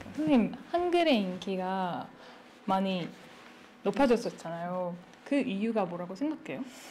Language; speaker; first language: Korean; non-native, fluent; French